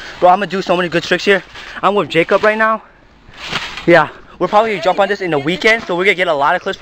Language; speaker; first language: English; native; English